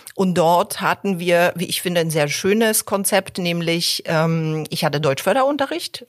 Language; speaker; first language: German; early bilingual, other home language; Polish